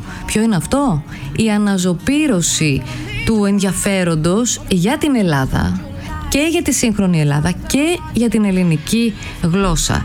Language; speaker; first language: Greek; native; Greek